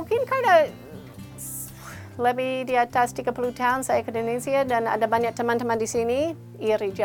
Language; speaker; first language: Indonesian; non-native, learner; English